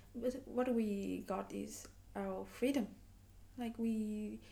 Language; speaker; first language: English; non-native, learner; Vietnamese